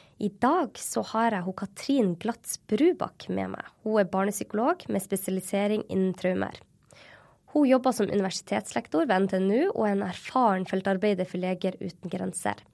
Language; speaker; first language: Norwegian; native; Norwegian